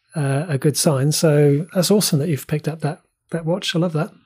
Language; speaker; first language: English; native; English